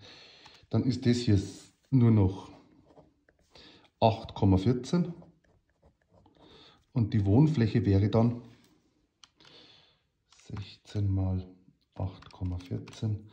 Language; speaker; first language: German; native; German